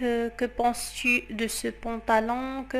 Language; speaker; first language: French; non-native, fluent; Arabic